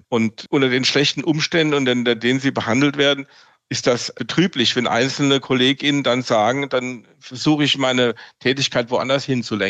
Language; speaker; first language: German; native; German